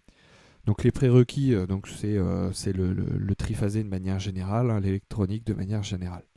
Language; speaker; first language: French; native; French